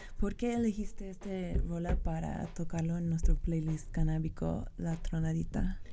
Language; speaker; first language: Spanish; non-native, fluent; English